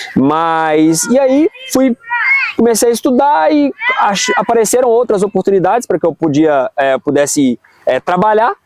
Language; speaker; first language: Portuguese; native; Portuguese